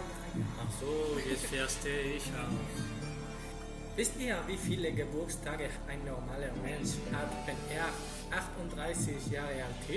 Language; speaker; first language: German; non-native, learner; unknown